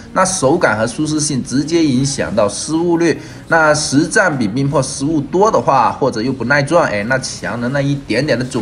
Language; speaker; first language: Chinese; native; Chinese